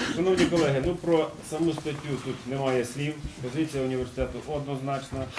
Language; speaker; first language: Ukrainian; native; Ukrainian